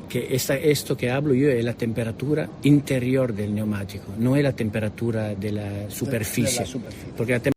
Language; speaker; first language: Spanish; non-native, learner; Italian